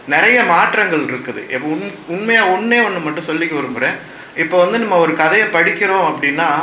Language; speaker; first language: Tamil; native; Tamil